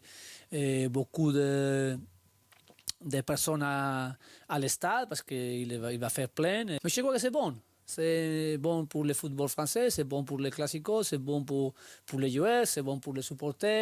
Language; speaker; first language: French; non-native, learner; Spanish